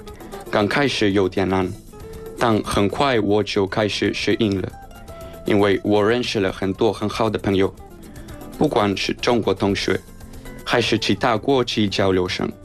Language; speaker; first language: Chinese; non-native, fluent; Spanish